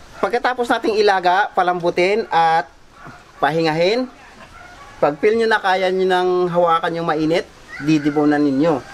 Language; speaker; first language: Filipino; non-native, local second language; Kinaray-a